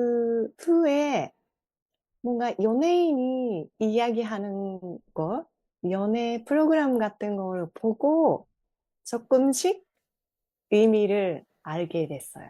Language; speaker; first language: Korean; non-native, fluent; Japanese